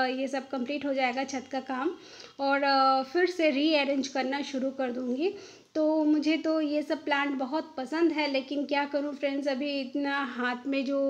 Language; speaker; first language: Hindi; non-native, local second language; Bangla